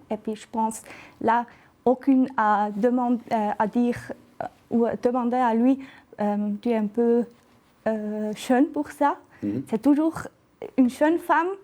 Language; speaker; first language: French; non-native, local second language; German